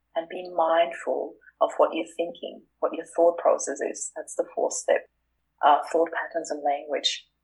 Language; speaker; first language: English; non-native, fluent; German